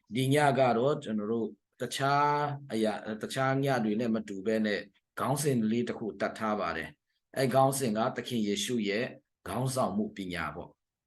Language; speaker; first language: Burmese; non-native, local second language; Tedim Chin